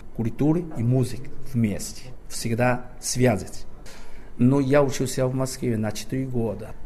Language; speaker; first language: Russian; non-native, learner; Chinese